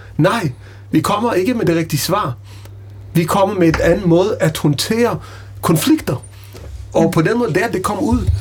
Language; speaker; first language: Danish; non-native, fluent; Hebrew